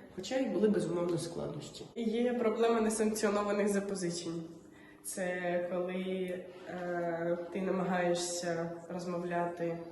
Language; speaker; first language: Ukrainian; non-native, local second language; Russian